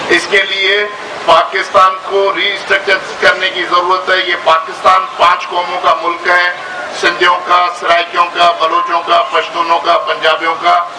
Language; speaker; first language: Urdu; non-native, local second language; Sindhi